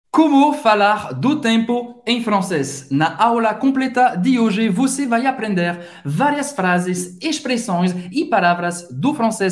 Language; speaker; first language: Portuguese; non-native, fluent; French